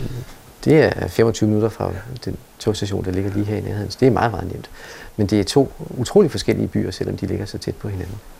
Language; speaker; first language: Danish; native; Danish